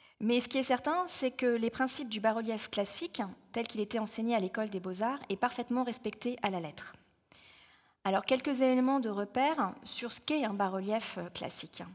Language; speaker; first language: French; native; French